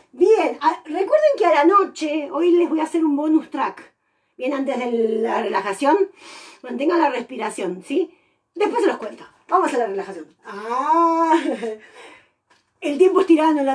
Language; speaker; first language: Spanish; native; Spanish